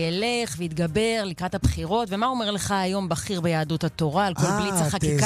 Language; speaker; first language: Hebrew; native; Hebrew